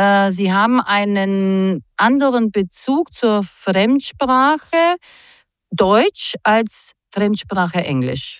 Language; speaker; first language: German; non-native, fluent; Croatian